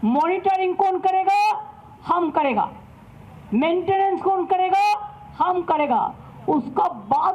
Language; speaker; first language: Hindi; non-native, local second language; Bangla